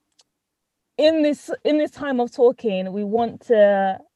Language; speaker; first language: English; native; English